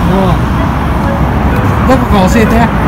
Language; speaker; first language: Japanese; native; Japanese